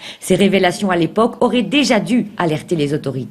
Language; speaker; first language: French; native; French